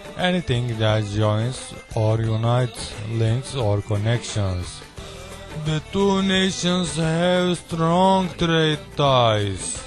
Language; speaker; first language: English; non-native, learner; Turkish